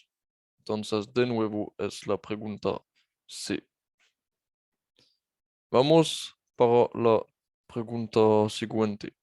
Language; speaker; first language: Spanish; non-native, fluent; French